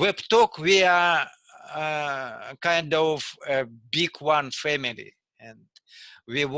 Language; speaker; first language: English; non-native, learner; Russian